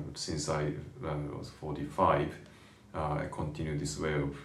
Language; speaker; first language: English; non-native, fluent; Japanese